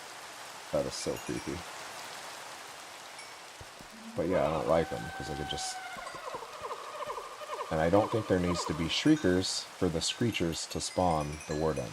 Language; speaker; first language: English; native; English